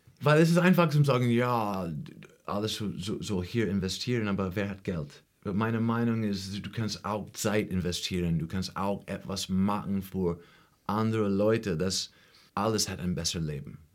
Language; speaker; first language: German; non-native, learner; English